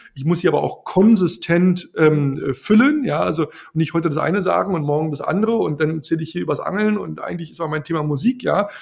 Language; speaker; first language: German; native; German